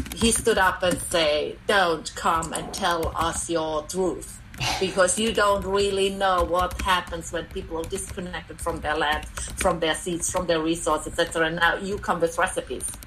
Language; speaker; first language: English; non-native, fluent; German